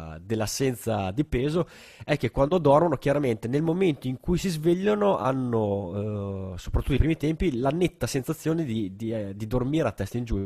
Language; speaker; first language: Italian; native; Italian